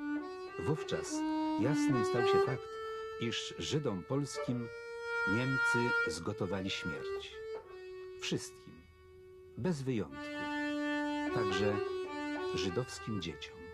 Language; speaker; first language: Polish; native; Polish